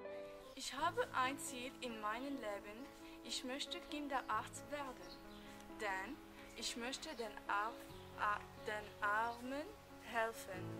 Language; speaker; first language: German; non-native, learner; Arabic